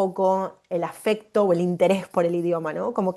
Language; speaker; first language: Spanish; native; Spanish